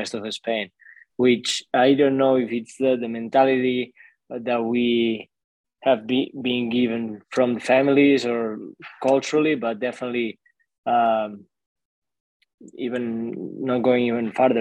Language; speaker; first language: English; non-native, fluent; Spanish